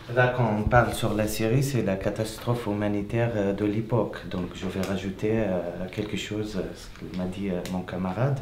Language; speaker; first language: French; non-native, fluent; Arabic